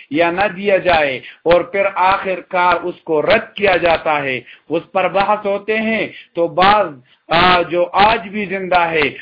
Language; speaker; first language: Urdu; non-native, local second language; Pashto